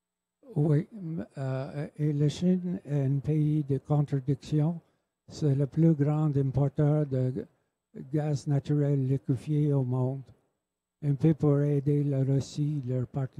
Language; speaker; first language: French; non-native, local second language; English